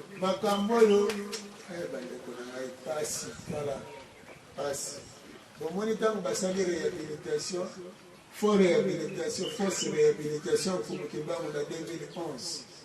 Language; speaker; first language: Lingala; non-native, local second language; Kongo